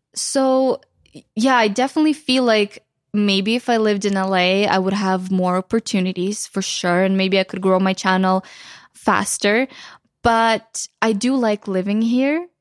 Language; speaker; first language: English; non-native, fluent; Ukrainian